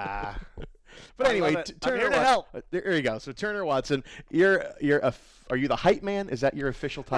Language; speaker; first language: English; native; English